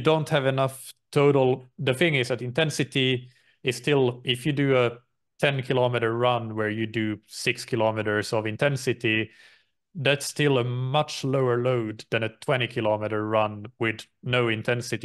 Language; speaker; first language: English; non-native, fluent; Finnish